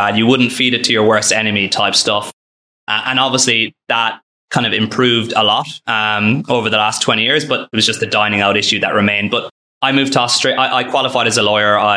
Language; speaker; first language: English; native; English